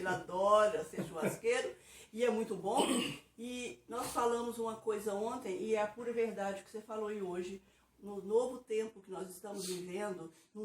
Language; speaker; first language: Portuguese; native; Portuguese